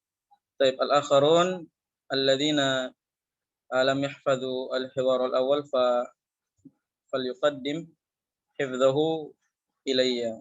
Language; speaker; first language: Arabic; non-native, fluent; Indonesian